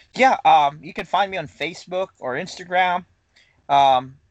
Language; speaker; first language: English; non-native, local second language; Filipino